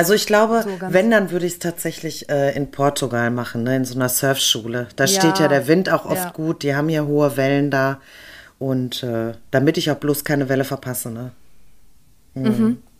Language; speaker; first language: German; native; German